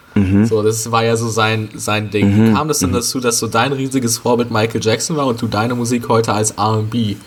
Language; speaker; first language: German; early bilingual, other home language; Turkish